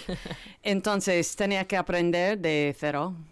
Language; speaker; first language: Spanish; non-native, learner; English